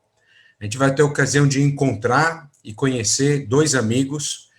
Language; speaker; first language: Portuguese; native; Portuguese